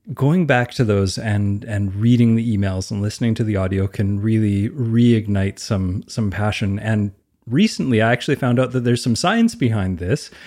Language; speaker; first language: English; native; English